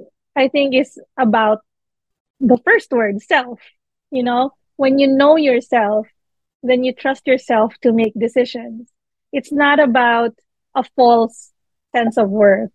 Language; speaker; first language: English; non-native, local second language; Filipino